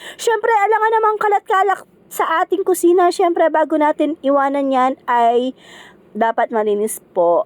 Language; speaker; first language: Filipino; non-native, local second language; Pampanga